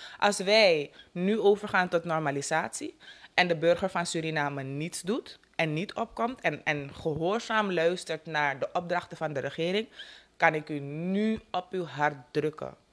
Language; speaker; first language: Dutch; native; Dutch